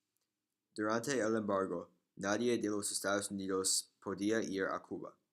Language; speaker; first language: Spanish; non-native, learner; English